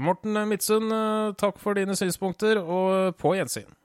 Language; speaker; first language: Norwegian; native; Norwegian